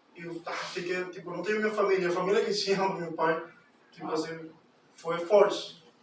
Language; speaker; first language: Portuguese; non-native, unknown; Spanish